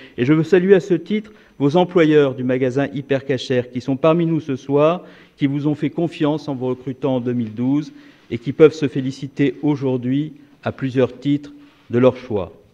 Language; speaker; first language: French; native; French